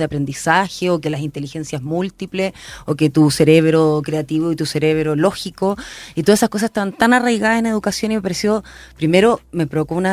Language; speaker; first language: Spanish; native; Spanish